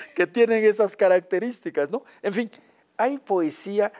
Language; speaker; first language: Spanish; non-native, local second language; Yucateco